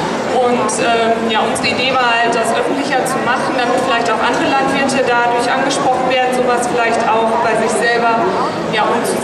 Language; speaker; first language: German; native; German